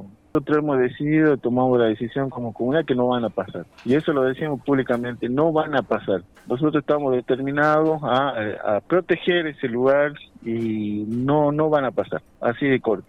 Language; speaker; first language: Spanish; native; Spanish